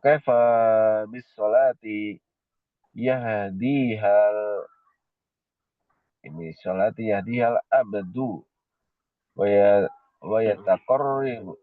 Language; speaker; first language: Arabic; non-native, learner; Indonesian